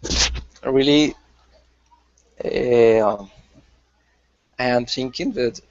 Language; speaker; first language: English; non-native, learner; Spanish